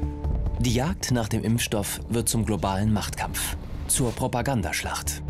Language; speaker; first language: German; native; German